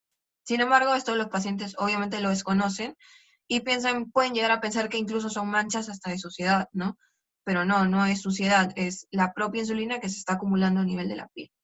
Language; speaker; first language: Spanish; native; Spanish